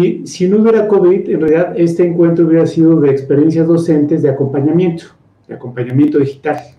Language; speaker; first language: Spanish; native; Spanish